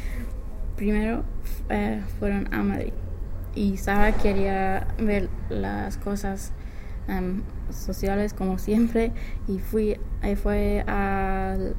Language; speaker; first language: Spanish; non-native, learner; English